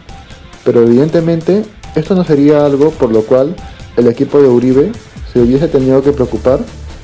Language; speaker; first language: Spanish; native; Spanish